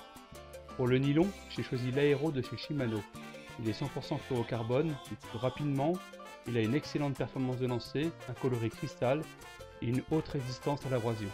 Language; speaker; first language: French; native; French